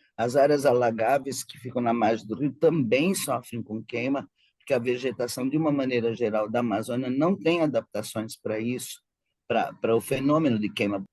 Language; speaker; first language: Portuguese; early bilingual, other home language; Spanish